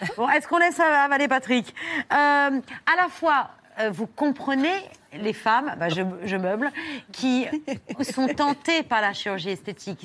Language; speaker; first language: French; native; French